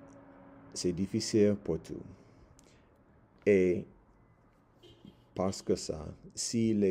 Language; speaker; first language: French; non-native, learner; English